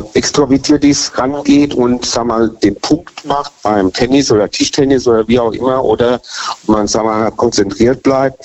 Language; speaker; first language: German; native; German